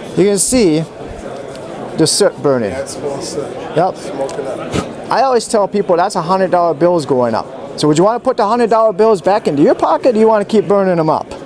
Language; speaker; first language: English; native; English